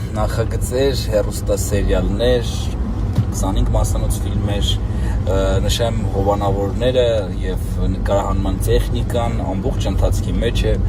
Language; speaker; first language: Armenian; native; Armenian